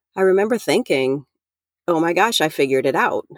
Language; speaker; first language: English; native; English